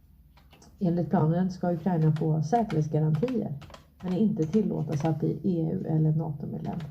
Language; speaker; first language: Swedish; native; Swedish